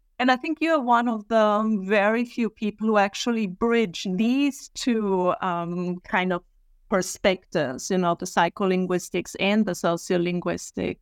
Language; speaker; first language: English; non-native, fluent; German